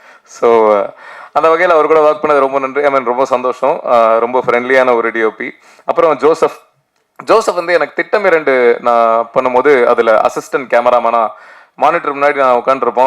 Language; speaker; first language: Tamil; native; Tamil